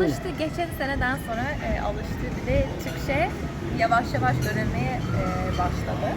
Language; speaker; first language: Turkish; non-native, fluent; English